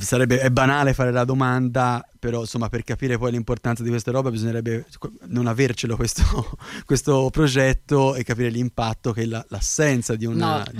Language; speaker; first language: Italian; native; Italian